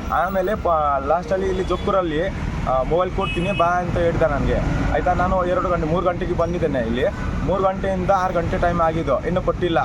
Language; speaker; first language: Kannada; non-native, learner; Nepali